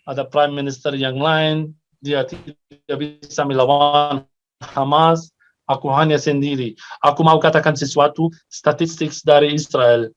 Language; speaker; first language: Indonesian; non-native, fluent; Arabic